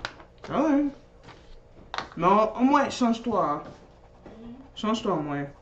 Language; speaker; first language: French; native; French